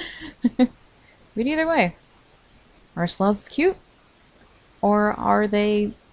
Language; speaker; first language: English; native; English